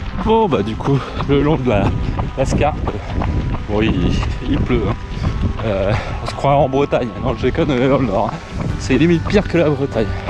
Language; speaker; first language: French; native; French